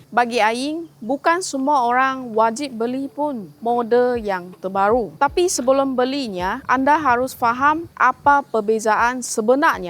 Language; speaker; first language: Malay; native; Malay